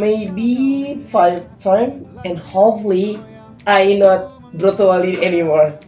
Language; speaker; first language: English; non-native, learner; Indonesian